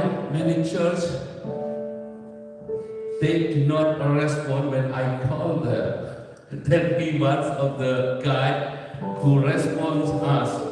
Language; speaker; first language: English; non-native, learner; Indonesian